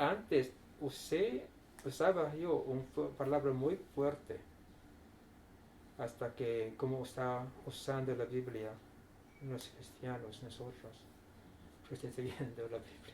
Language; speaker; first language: Spanish; non-native, fluent; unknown